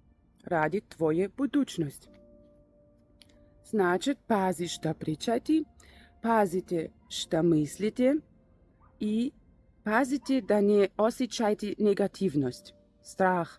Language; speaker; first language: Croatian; non-native, learner; Russian